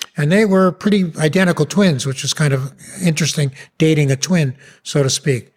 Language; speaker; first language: English; early bilingual, other home language; Yiddish